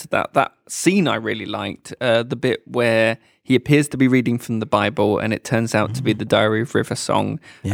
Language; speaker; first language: English; native; English